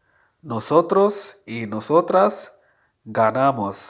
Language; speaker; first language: Spanish; non-native, fluent; Urdu